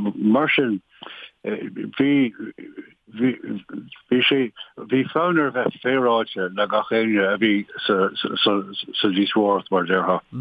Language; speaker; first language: Irish; non-native, local second language; English